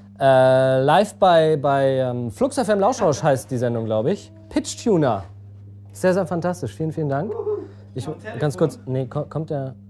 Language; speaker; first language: German; native; German